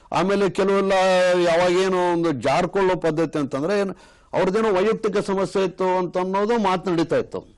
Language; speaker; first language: Kannada; native; Kannada